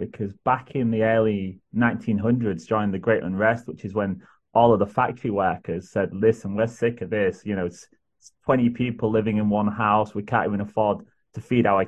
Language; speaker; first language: English; native; English